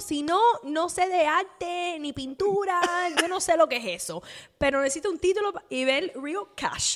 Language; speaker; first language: Spanish; early bilingual, heritage; Spanish